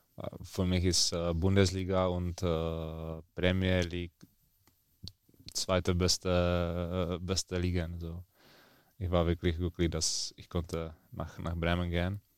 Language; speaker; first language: German; non-native, learner; Czech